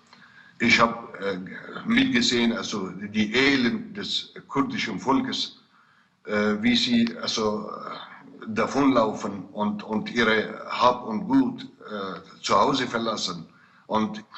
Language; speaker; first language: German; non-native, fluent; Kurdish